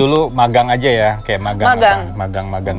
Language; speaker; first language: Indonesian; native; Indonesian